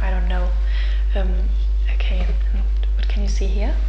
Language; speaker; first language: English; non-native, fluent; German